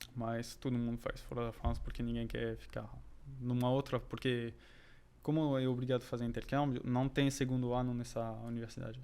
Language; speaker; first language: Portuguese; non-native, fluent; French